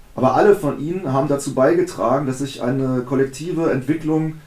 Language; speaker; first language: German; native; German